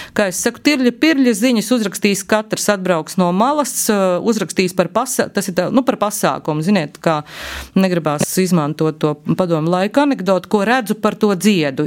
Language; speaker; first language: Latvian; native; Latvian